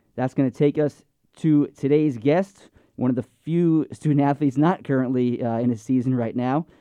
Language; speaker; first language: English; native; English